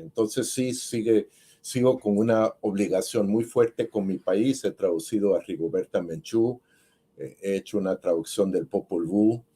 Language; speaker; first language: Spanish; early bilingual, heritage; Spanish